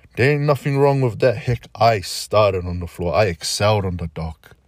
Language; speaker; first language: English; native; English